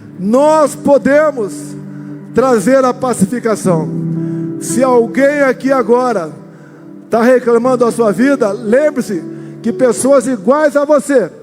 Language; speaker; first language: Portuguese; native; Portuguese